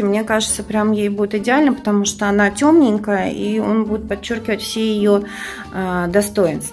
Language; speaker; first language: Russian; native; Russian